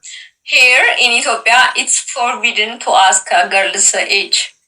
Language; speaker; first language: English; non-native, local second language; Amharic